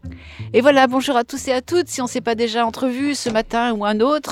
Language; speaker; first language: French; native; French